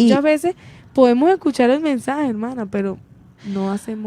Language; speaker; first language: Spanish; native; Spanish